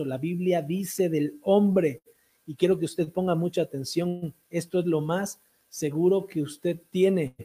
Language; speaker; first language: Spanish; native; Spanish